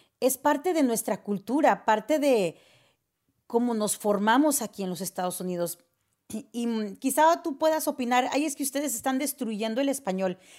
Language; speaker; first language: Spanish; early bilingual, heritage; Spanish